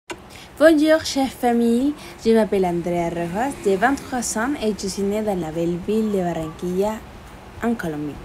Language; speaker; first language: French; non-native, fluent; Spanish